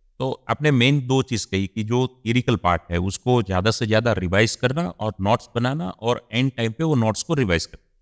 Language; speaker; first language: Hindi; non-native, local second language; Gujarati